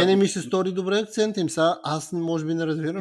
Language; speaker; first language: Bulgarian; native; Bulgarian